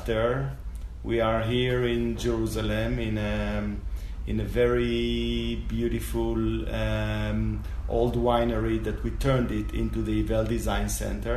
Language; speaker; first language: English; non-native, fluent; Spanish